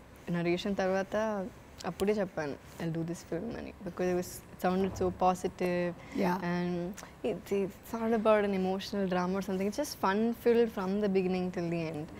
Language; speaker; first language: Telugu; non-native, fluent; Malayalam